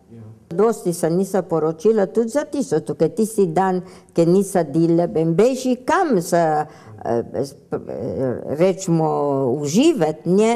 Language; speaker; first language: Slovenian; early bilingual, heritage; Slovenian